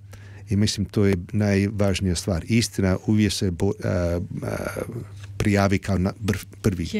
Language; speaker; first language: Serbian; early bilingual, heritage; Serbian